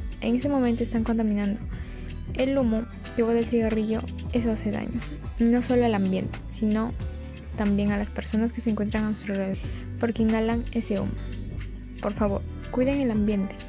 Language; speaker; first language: Spanish; native; Spanish